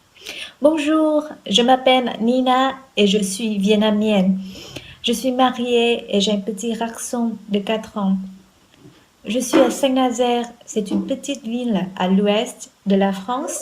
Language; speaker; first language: French; non-native, fluent; Vietnamese